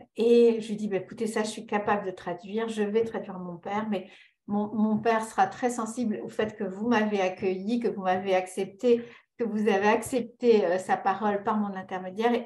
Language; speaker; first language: French; early bilingual, other home language; Spanish